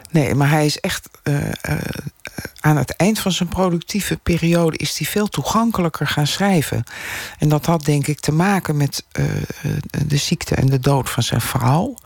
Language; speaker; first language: Dutch; native; Dutch